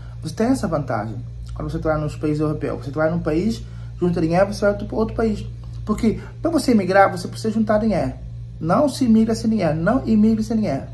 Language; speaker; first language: Portuguese; non-native, local second language; Kabuverdianu